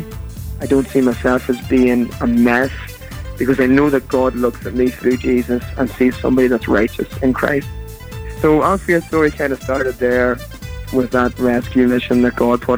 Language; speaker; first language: English; native; English